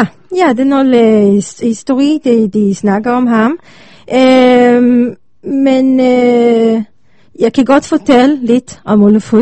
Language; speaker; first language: Danish; non-native, learner; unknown